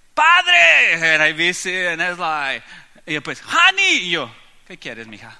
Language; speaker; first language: English; non-native, learner; Spanish